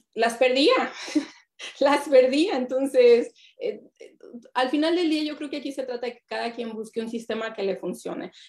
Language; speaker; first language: Spanish; native; Spanish